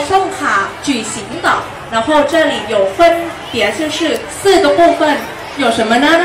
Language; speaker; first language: Chinese; non-native, learner; Thai